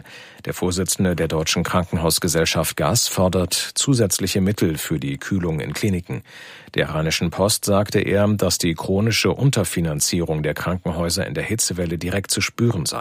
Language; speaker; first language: German; native; German